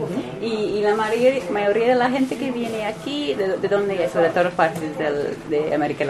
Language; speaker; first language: Spanish; non-native, fluent; English